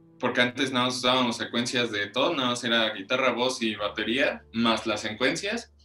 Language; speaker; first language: Spanish; native; Spanish